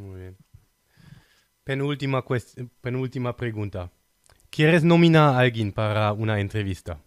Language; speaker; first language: Spanish; non-native, fluent; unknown